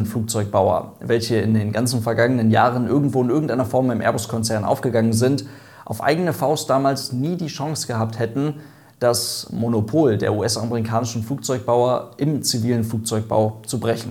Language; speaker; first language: German; native; German